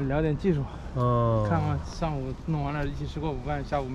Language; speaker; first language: Chinese; native; Chinese